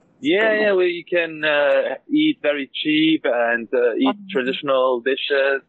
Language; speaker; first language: English; non-native, learner; German